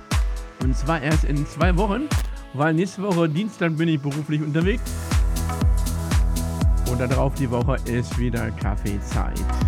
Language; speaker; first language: German; native; German